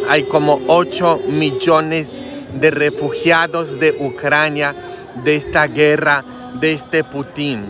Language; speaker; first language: Spanish; non-native, fluent; Polish